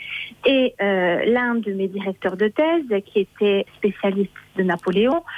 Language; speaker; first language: French; native; French